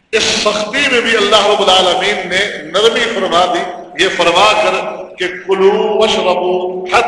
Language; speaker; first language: Urdu; native; Urdu